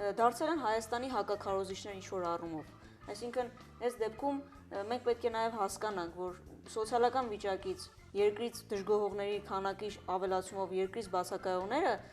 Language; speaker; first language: Armenian; early bilingual, heritage; Armenian